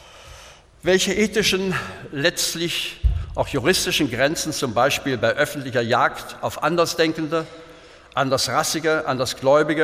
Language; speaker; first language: German; native; German